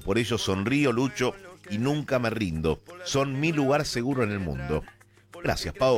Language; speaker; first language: Spanish; native; Spanish